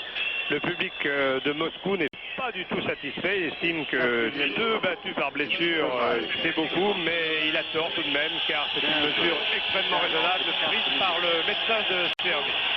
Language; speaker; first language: French; native; French